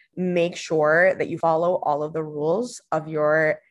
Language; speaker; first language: English; non-native, fluent; Spanish